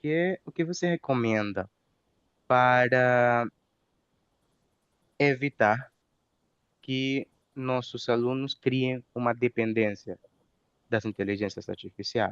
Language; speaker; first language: Portuguese; non-native, fluent; Spanish